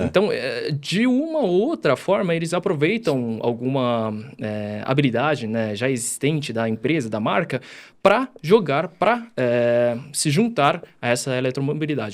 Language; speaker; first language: Portuguese; early bilingual, other home language; Chinese